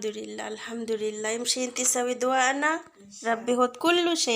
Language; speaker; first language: Arabic; non-native, learner; Bangla